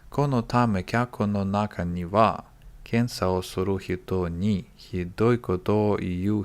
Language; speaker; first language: Japanese; non-native, learner; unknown